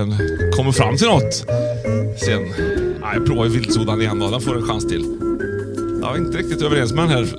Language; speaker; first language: Swedish; native; Swedish